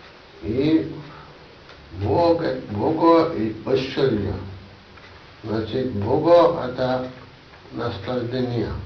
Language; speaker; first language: Russian; non-native, learner; Bangla